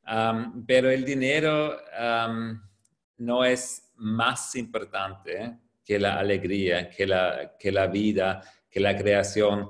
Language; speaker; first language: Spanish; non-native, fluent; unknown